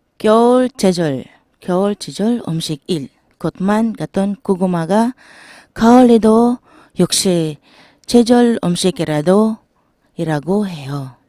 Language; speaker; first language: Korean; non-native, learner; Filipino